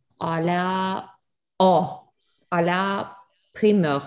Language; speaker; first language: French; non-native, learner; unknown